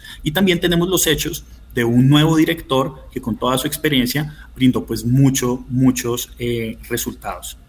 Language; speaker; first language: Spanish; native; Spanish